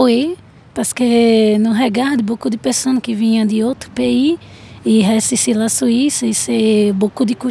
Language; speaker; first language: French; non-native, learner; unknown